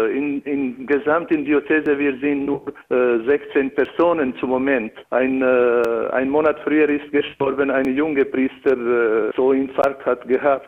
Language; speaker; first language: German; non-native, learner; Albanian